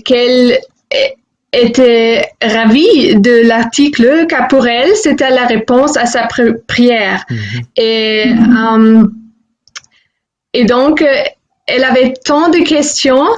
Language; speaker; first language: French; non-native, fluent; German